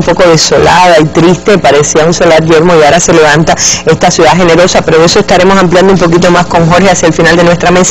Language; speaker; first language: Spanish; native; Spanish